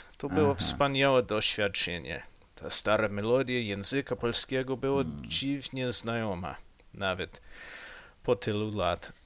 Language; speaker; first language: Polish; non-native, learner; English